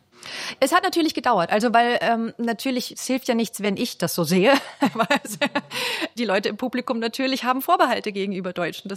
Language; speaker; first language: German; native; German